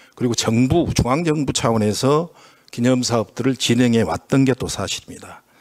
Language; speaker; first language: Korean; native; Korean